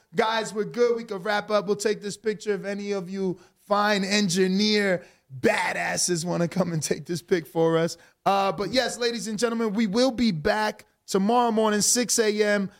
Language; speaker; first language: English; native; English